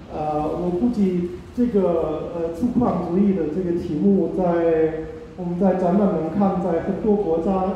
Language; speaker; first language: Chinese; non-native, fluent; German